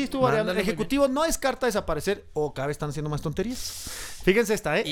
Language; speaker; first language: Spanish; native; Spanish